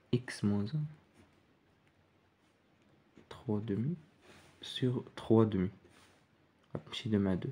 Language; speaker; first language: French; non-native, local second language; Arabic